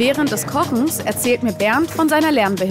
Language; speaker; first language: German; native; German